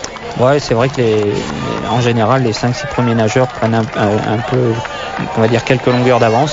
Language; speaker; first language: French; native; French